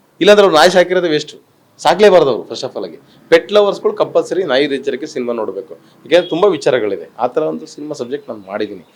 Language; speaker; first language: Kannada; native; Kannada